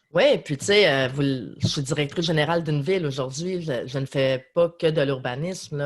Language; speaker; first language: French; native; French